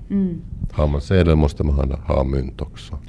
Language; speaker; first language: Swedish; non-native, local second language; Finnish